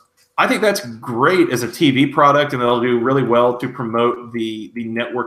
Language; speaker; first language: English; native; English